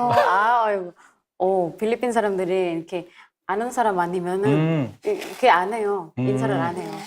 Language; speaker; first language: Korean; non-native, fluent; Filipino